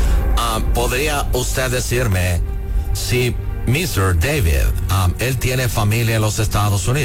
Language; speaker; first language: Spanish; non-native, learner; English